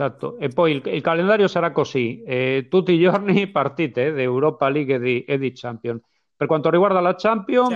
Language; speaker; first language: Italian; non-native, fluent; Spanish